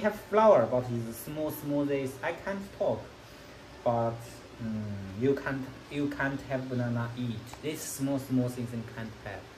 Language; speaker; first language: English; non-native, learner; Chinese